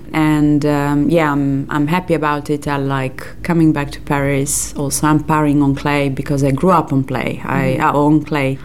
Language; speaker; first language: English; non-native, fluent; Serbian